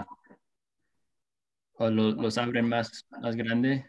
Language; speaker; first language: Spanish; non-native, fluent; English